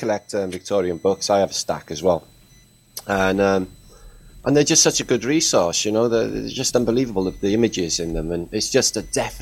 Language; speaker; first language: English; native; English